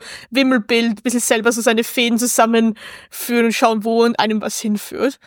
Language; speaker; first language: German; native; German